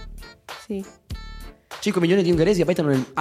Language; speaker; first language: Italian; native; Italian